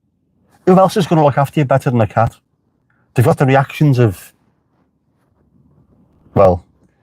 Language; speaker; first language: English; native; English